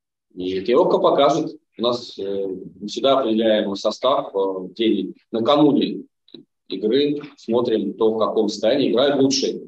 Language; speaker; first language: Russian; native; Russian